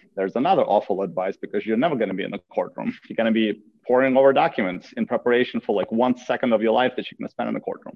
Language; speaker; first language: English; non-native, fluent; Russian